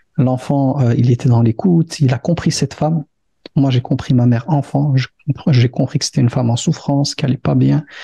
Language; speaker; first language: French; early bilingual, other home language; Arabic